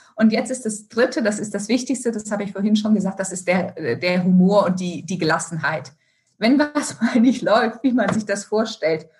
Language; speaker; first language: German; native; German